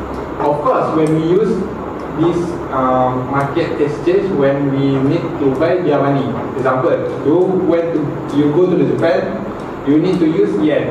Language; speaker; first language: English; non-native, fluent; Malay